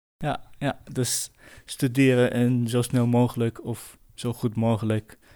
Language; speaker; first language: Dutch; non-native, fluent; Kurdish